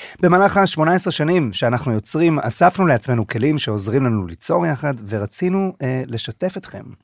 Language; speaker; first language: Hebrew; early bilingual, heritage; Hebrew